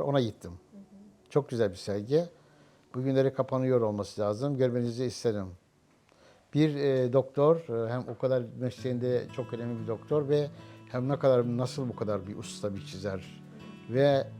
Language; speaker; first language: Turkish; native; Turkish